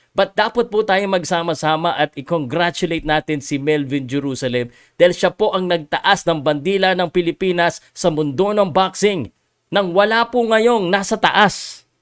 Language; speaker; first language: Filipino; native; Filipino